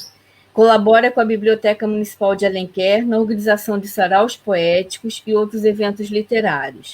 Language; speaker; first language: Portuguese; native; Portuguese